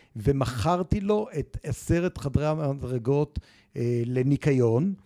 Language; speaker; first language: Hebrew; native; Hebrew